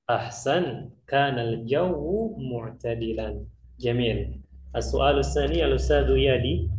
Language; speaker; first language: Arabic; non-native, fluent; Indonesian